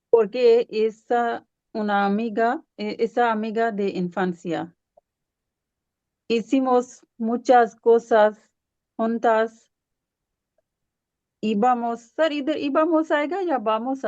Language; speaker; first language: Spanish; non-native, learner; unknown